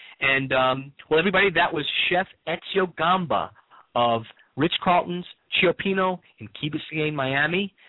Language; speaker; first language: English; native; English